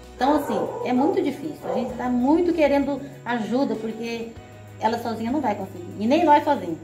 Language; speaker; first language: Portuguese; native; Portuguese